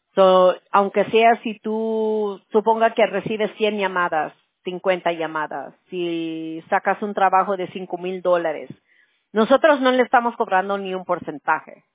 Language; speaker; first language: Spanish; early bilingual, other home language; English